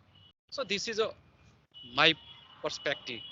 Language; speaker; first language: English; non-native, learner; Hindi